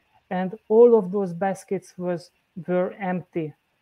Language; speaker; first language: English; non-native, learner; Hungarian